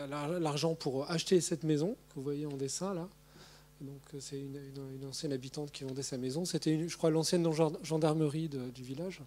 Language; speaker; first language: French; native; French